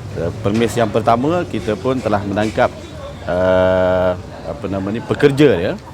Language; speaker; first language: Malay; native; Malay